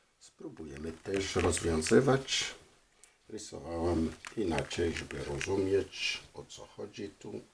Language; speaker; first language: Polish; non-native, fluent; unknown